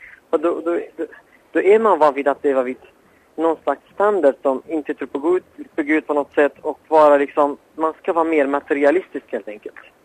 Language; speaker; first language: Swedish; non-native, fluent; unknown